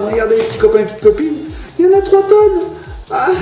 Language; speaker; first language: French; native; French